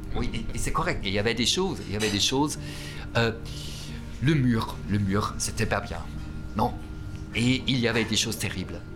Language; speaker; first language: French; non-native, fluent; German